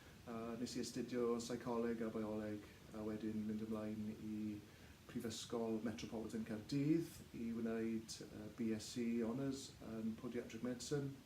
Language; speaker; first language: Welsh; non-native, local second language; English